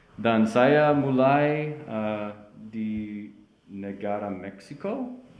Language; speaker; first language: Indonesian; non-native, learner; English